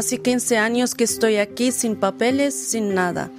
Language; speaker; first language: Spanish; non-native, learner; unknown